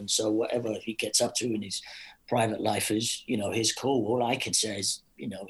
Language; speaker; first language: English; native; English